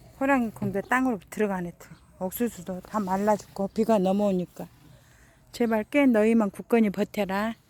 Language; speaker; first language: Korean; native; Korean